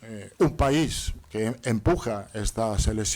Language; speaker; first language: Spanish; non-native, fluent; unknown